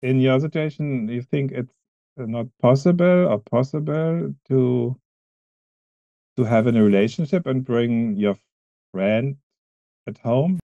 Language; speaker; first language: English; non-native, fluent; German